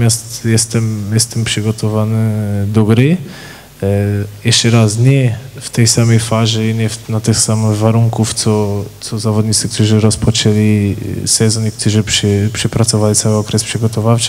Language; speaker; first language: Polish; non-native, fluent; Portuguese